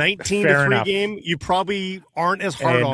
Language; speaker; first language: English; native; English